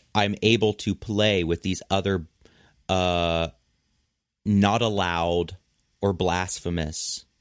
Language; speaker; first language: English; native; English